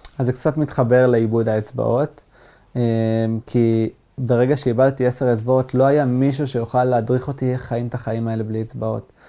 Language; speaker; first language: Hebrew; native; Hebrew